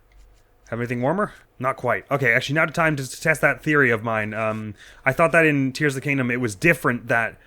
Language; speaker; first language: English; native; English